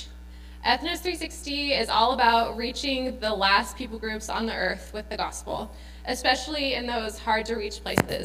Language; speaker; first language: English; native; English